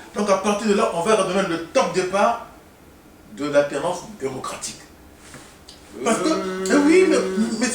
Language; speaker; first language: French; non-native, local second language; Lingala